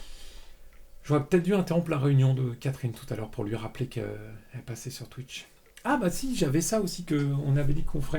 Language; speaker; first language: French; native; French